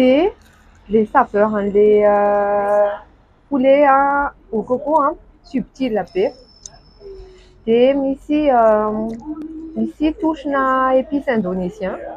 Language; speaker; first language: French; non-native, local second language; Malagasy